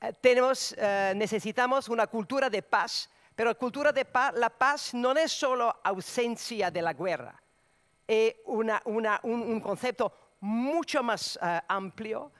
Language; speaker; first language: Spanish; non-native, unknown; Serbian